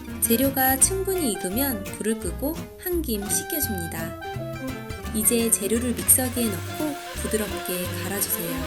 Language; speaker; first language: Korean; native; Korean